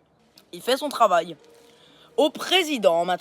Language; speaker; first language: French; native; French